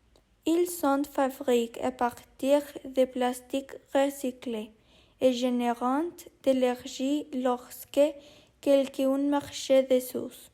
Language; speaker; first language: French; non-native, learner; Spanish